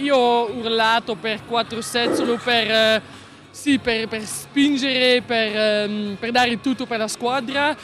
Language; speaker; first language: Italian; non-native, fluent; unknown